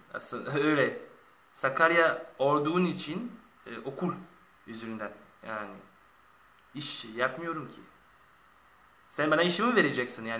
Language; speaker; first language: Turkish; non-native, learner; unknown